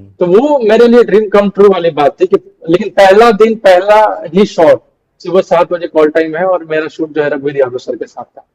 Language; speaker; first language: Hindi; non-native, local second language; Bhojpuri